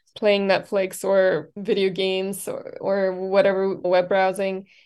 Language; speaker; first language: English; non-native, fluent; German